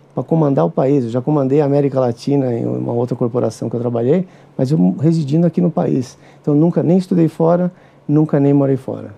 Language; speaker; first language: Portuguese; native; Portuguese